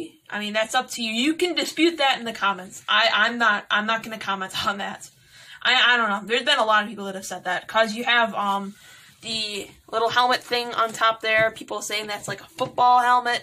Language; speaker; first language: English; native; English